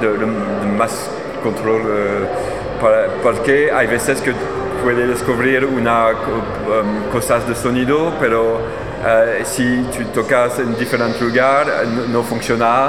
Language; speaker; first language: Spanish; non-native, learner; French